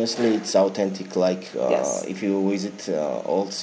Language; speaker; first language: English; non-native, learner; Georgian